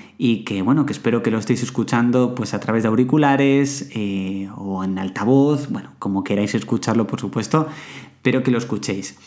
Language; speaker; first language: Spanish; native; Spanish